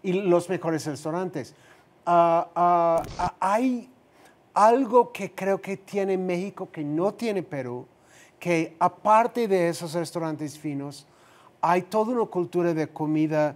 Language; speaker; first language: Spanish; non-native, fluent; English